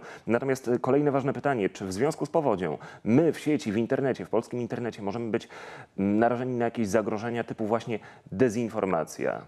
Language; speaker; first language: Polish; native; Polish